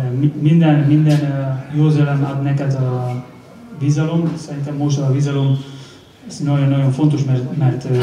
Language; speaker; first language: Hungarian; non-native, learner; Spanish